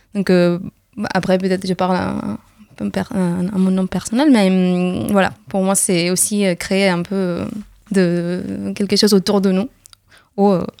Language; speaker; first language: French; non-native, fluent; Spanish